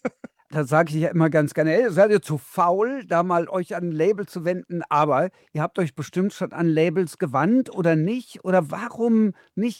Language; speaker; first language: German; native; German